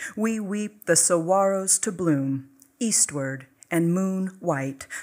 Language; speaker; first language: English; native; English